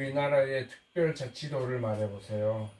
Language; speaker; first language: Korean; native; Korean